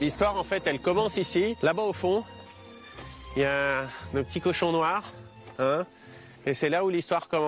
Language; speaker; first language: French; native; French